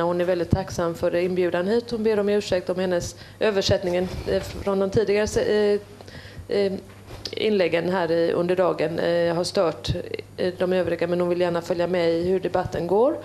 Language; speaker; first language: Swedish; native; Swedish